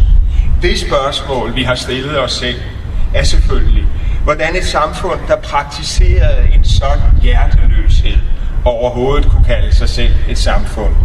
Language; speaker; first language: Danish; native; Danish